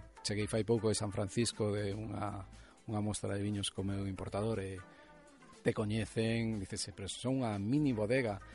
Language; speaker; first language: Galician; native; Galician